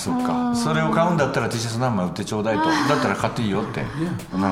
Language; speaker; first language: Japanese; native; Japanese